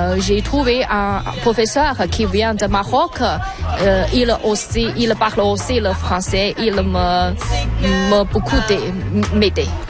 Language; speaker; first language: French; non-native, learner; Chinese